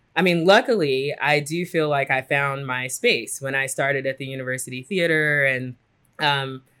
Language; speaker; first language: English; native; English